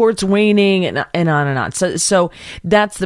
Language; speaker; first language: English; native; English